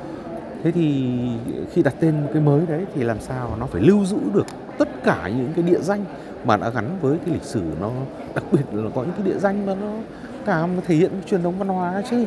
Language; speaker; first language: Vietnamese; native; Vietnamese